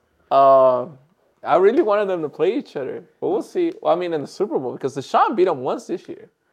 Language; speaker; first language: English; early bilingual, other home language; Spanish